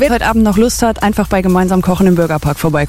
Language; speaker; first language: German; native; German